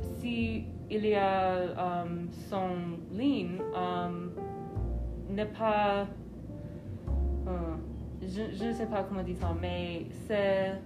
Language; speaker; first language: French; non-native, learner; English